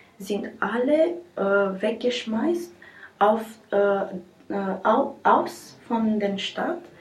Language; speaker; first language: German; non-native, learner; Romanian